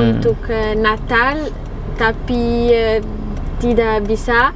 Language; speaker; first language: Indonesian; non-native, learner; French